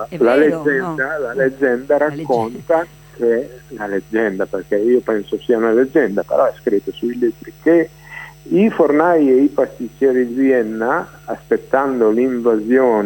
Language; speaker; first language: Italian; native; Italian